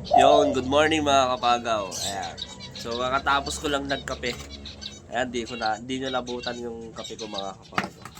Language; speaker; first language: Filipino; non-native, local second language; Iloko